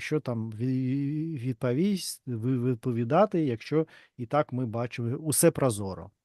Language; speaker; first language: Ukrainian; non-native, learner; Russian